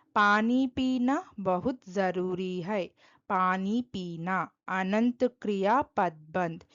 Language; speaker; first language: Hindi; non-native, local second language; Telugu